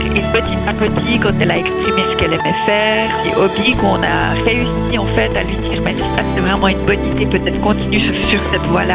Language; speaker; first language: French; native; French